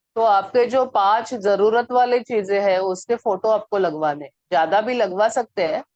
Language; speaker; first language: Hindi; non-native, local second language; Marathi